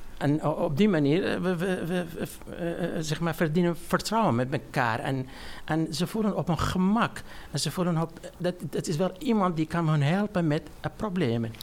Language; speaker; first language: Dutch; non-native, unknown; Armenian